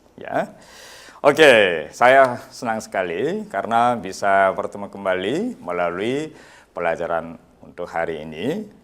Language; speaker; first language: Indonesian; non-native, fluent; Korean